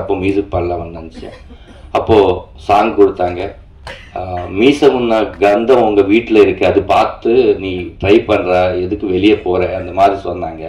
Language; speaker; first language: Tamil; non-native, learner; Telugu